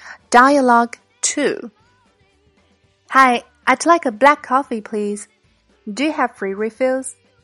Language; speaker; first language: English; non-native, fluent; Chinese